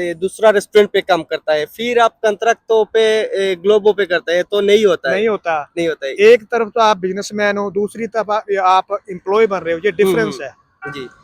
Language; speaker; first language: Hindi; non-native, local second language; Punjabi